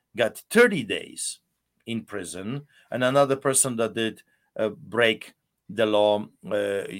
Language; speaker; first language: English; non-native, fluent; Polish